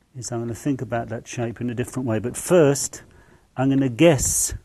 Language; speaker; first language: English; native; English